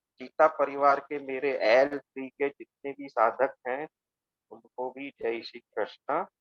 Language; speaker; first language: Hindi; non-native, local second language; Gujarati